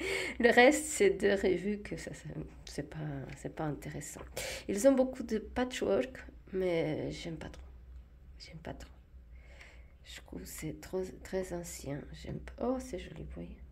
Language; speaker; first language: French; non-native, fluent; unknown